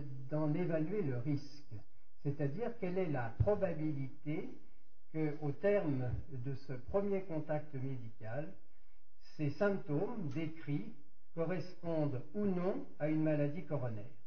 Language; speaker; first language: French; native; French